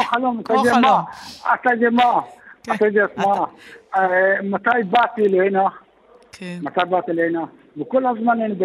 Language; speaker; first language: Hebrew; non-native, local second language; Arabic